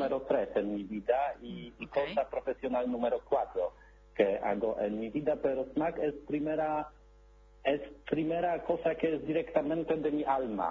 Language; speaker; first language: Spanish; non-native, learner; Polish